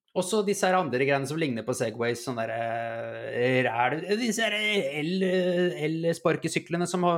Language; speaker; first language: Norwegian; native; Norwegian